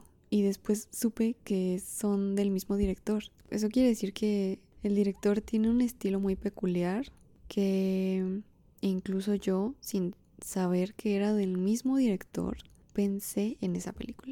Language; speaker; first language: Spanish; native; Spanish